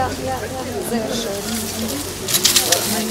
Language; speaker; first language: German; non-native, fluent; Russian